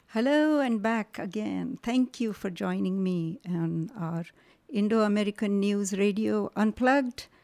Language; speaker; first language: English; non-native, local second language; Marathi